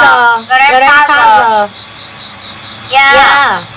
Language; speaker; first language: English; non-native, learner; Vietnamese